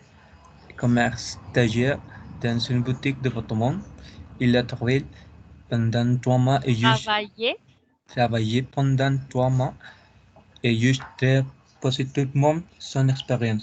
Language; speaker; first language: French; non-native, learner; Spanish